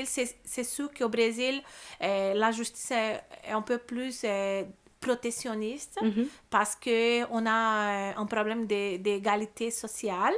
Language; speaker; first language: French; non-native, learner; Portuguese